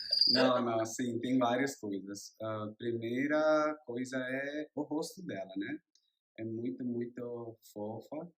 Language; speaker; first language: Portuguese; non-native, learner; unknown